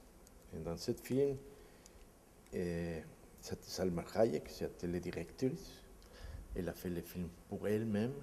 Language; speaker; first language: French; non-native, fluent; Spanish